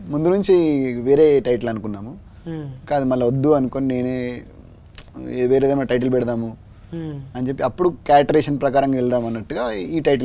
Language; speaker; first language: Telugu; native; Telugu